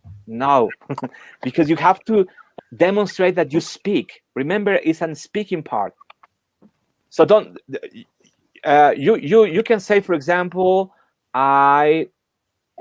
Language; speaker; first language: English; non-native, fluent; Spanish